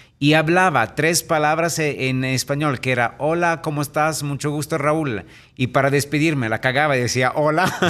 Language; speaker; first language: Spanish; non-native, fluent; Italian